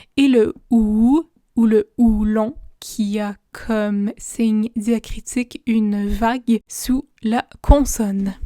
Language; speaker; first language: French; native; French